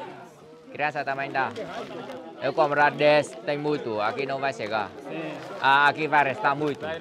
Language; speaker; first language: Portuguese; non-native, learner; Vietnamese